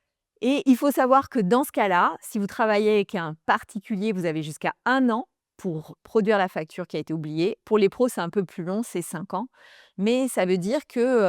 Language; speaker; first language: French; native; French